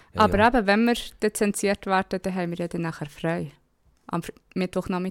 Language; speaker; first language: German; native; German